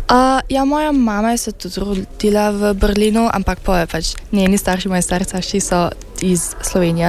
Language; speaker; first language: Slovenian; early bilingual, heritage; Slovenian